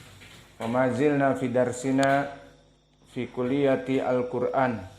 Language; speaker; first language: Arabic; non-native, fluent; Indonesian